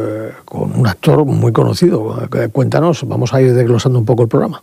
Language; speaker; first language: Spanish; native; Spanish